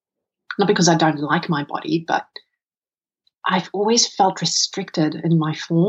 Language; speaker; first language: English; non-native, local second language; Afrikaans